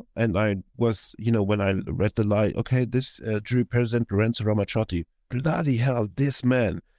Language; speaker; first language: English; non-native, fluent; German